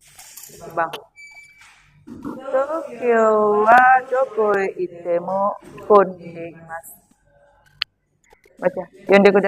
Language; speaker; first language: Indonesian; native; Indonesian